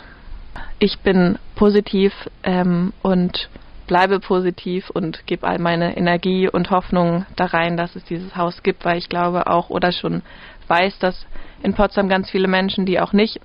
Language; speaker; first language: German; native; German